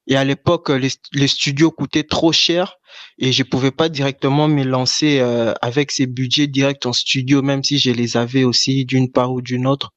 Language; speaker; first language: French; non-native, local second language; Lingala